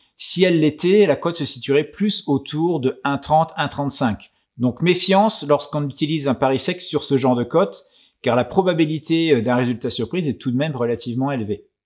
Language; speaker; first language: French; native; French